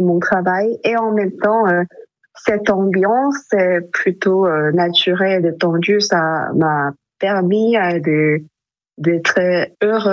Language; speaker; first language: French; non-native, fluent; Korean